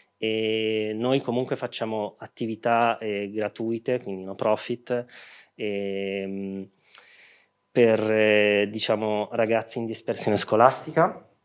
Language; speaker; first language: Italian; early bilingual, other home language; Arabic